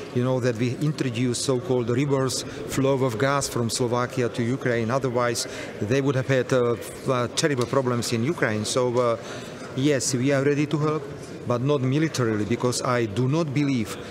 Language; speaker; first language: English; non-native, fluent; Slovak